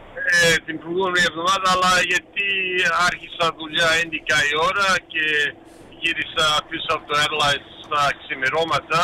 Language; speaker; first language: Greek; early bilingual, heritage; Greek